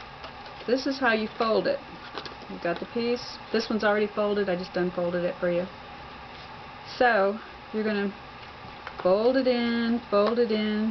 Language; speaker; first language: English; native; English